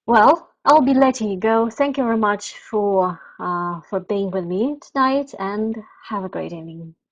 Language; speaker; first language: English; non-native, fluent; Russian